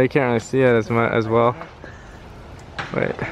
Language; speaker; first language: English; native; English